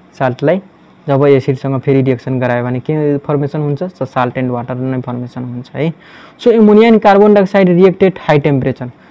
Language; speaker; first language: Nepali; native; Nepali